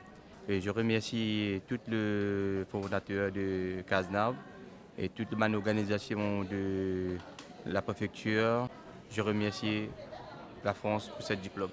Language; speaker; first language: French; non-native, learner; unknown